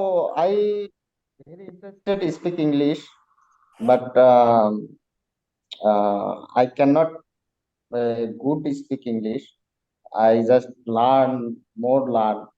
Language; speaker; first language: English; non-native, learner; Bangla